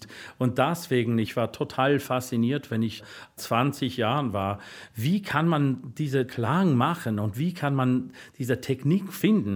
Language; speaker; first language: German; non-native, learner; English